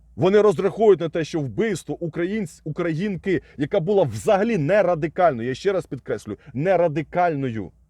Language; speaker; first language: Ukrainian; non-native, local second language; Russian